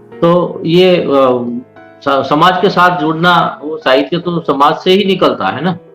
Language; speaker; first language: Hindi; non-native, local second language; Gujarati